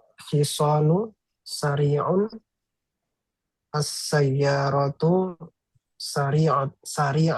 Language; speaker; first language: Arabic; non-native, learner; Indonesian